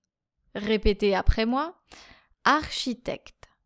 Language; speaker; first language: French; native; French